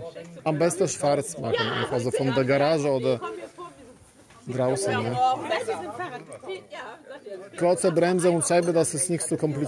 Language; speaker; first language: German; non-native, learner; Polish